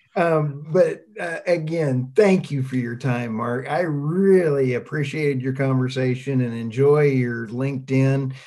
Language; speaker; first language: English; native; English